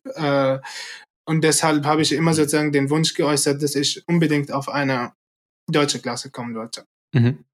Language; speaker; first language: German; early bilingual, other home language; Arabic